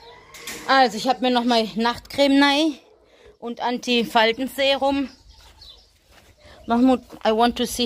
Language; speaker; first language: German; native; German